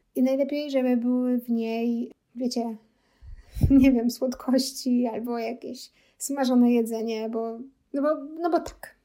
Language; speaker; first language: Polish; native; Polish